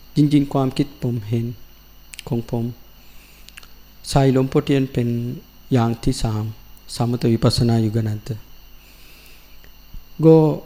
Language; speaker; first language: Thai; non-native, learner; Sinhala